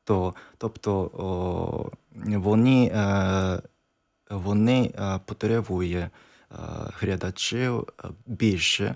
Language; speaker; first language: Ukrainian; non-native, learner; Japanese